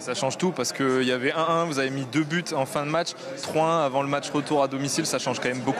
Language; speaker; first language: French; native; French